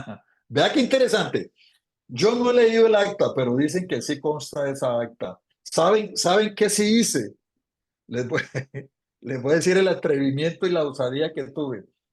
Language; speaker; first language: Spanish; native; Spanish